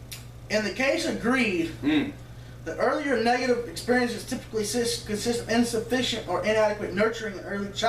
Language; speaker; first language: English; native; English